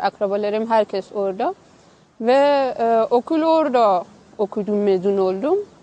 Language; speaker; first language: Turkish; non-native, fluent; Persian